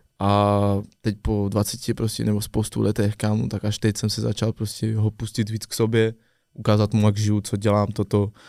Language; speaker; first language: Czech; non-native, fluent; French